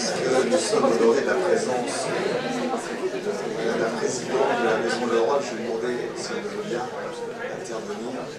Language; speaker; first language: French; native; French